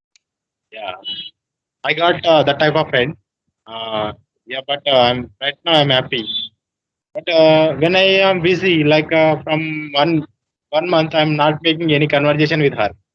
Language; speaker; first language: English; non-native, learner; Telugu